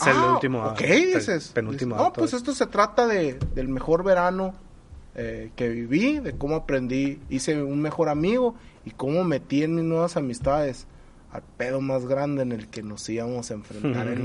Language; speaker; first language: Spanish; native; Spanish